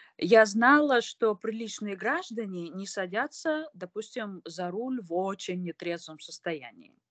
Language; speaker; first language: Russian; native; Russian